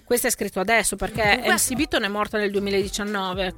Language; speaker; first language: Italian; native; Italian